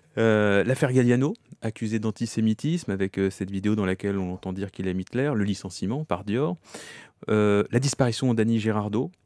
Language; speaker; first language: French; native; French